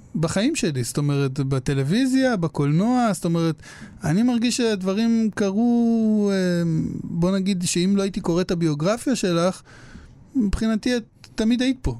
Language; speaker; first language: Hebrew; native; Hebrew